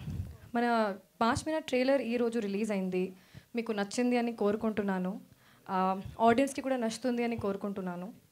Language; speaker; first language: Telugu; early bilingual, heritage; Telugu